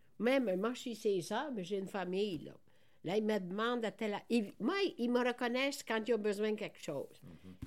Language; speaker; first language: French; non-native, fluent; Italian